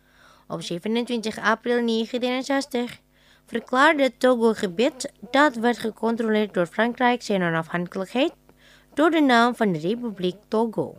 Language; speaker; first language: Dutch; non-native, fluent; Indonesian